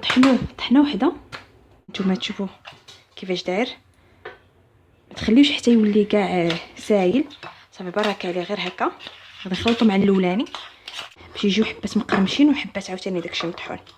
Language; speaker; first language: Arabic; native; Arabic